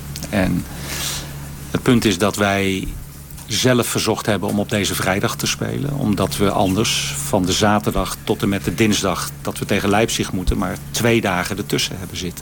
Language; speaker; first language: Dutch; native; Dutch